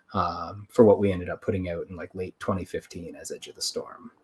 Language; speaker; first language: English; native; English